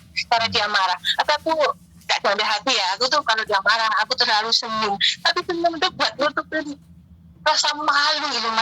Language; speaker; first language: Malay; non-native, local second language; Javanese